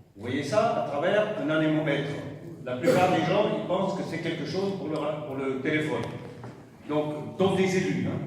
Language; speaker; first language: French; non-native, fluent; German